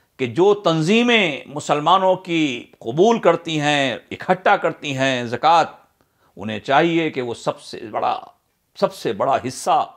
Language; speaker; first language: Urdu; native; Urdu